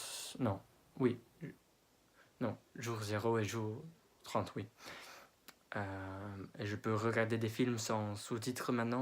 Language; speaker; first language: French; non-native, fluent; English